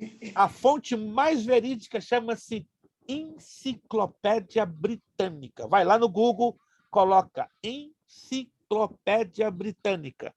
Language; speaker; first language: Portuguese; native; Portuguese